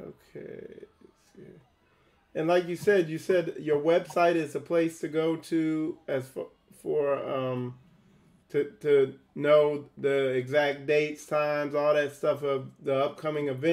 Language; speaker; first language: English; native; English